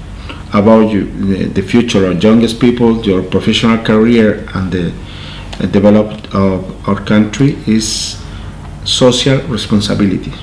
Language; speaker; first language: English; non-native, learner; Spanish